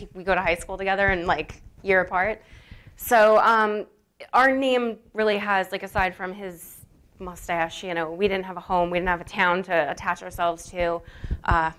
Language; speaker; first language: English; native; English